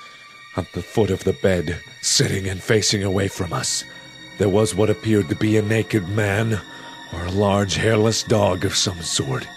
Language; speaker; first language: English; native; English